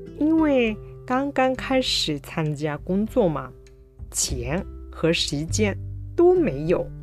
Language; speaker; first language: Chinese; non-native, fluent; Japanese